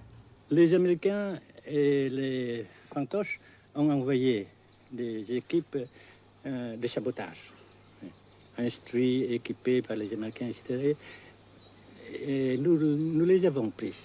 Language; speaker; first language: French; non-native, local second language; Vietnamese